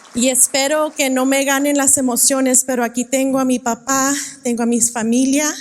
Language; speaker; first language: Spanish; early bilingual, other home language; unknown